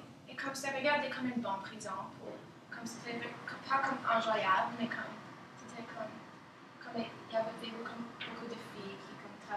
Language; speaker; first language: French; non-native, local second language; English